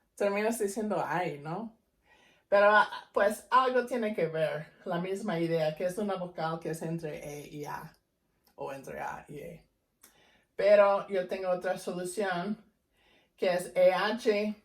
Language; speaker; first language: Spanish; non-native, fluent; English